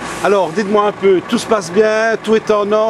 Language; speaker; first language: French; native; French